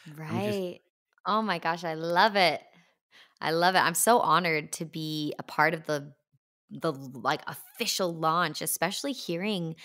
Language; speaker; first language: English; native; English